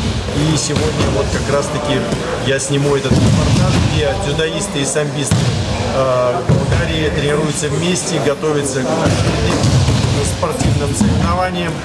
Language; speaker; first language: Russian; native; Russian